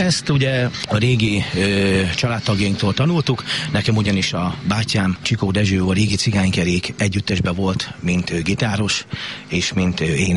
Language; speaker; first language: Hungarian; native; Hungarian